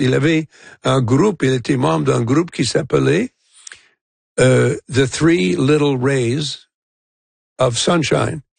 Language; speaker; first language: French; non-native, local second language; English